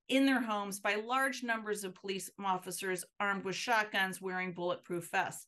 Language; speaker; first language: English; native; English